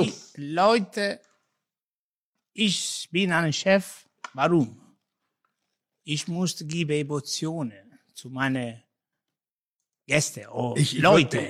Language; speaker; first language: German; non-native, learner; Italian